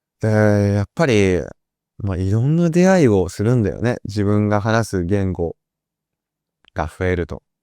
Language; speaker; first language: Japanese; native; Japanese